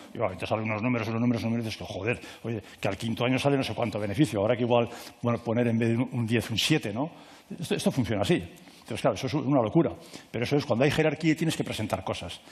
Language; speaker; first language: Spanish; native; Spanish